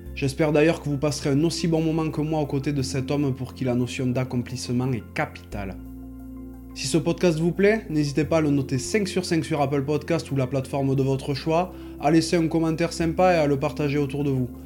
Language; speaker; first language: French; native; French